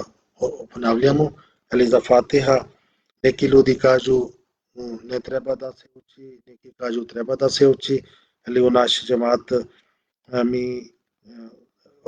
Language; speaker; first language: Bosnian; non-native, learner; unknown